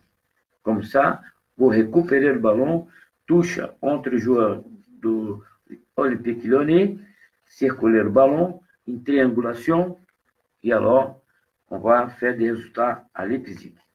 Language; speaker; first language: French; non-native, fluent; Portuguese